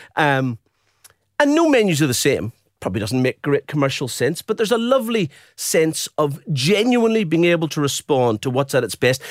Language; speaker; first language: English; native; English